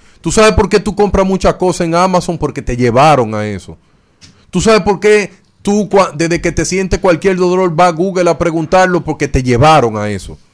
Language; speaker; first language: Spanish; native; Spanish